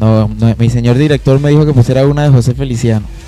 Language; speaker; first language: Spanish; native; Spanish